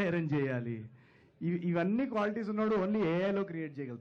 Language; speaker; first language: Telugu; native; Telugu